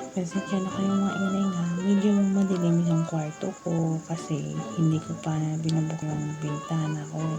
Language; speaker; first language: Filipino; non-native, local second language; Hiligaynon